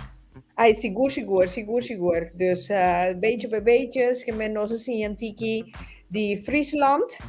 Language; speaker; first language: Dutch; non-native, local second language; Papiamento